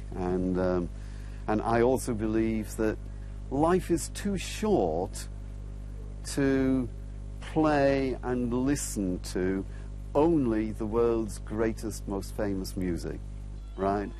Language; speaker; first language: English; native; English